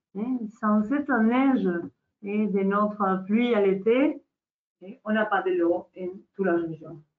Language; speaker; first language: French; non-native, learner; Spanish